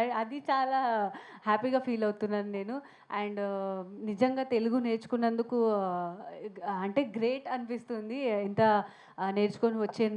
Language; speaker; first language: Telugu; non-native, fluent; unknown